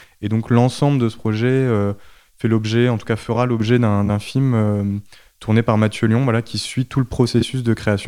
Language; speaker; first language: French; native; French